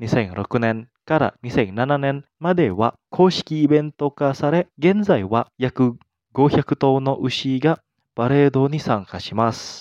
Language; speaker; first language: Japanese; non-native, fluent; Indonesian